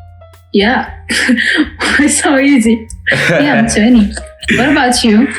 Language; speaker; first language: English; non-native, fluent; Russian